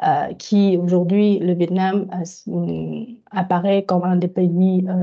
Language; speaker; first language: French; non-native, fluent; Vietnamese